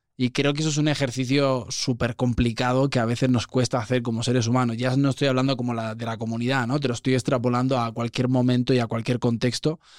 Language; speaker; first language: Spanish; native; Spanish